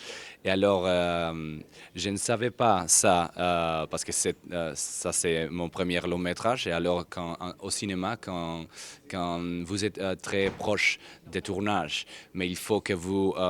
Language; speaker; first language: French; non-native, learner; Spanish